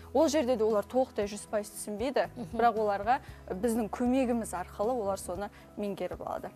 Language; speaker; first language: Kazakh; non-native, local second language; Uzbek